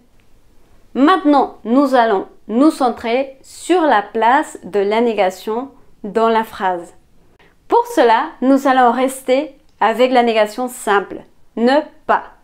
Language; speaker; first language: French; non-native, fluent; Spanish